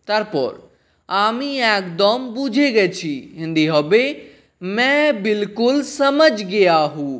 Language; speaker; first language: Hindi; non-native, fluent; Bangla